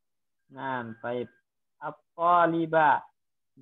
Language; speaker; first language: Indonesian; native; Indonesian